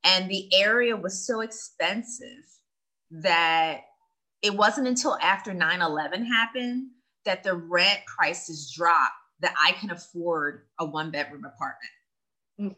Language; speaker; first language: English; native; English